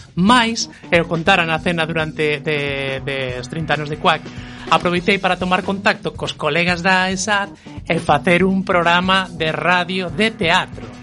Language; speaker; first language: Galician; non-native, local second language; Spanish